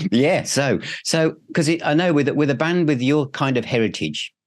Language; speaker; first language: English; native; English